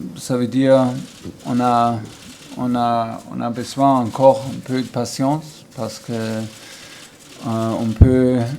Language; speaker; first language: French; non-native, learner; German